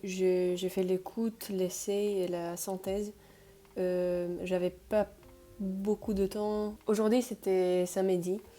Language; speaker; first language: French; non-native, fluent; Spanish